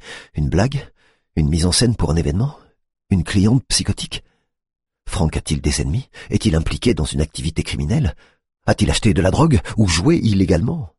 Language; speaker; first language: French; native; French